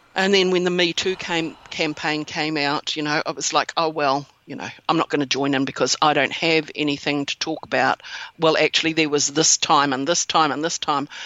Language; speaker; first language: English; native; English